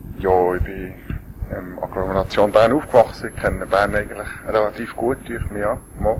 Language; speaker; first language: German; native; German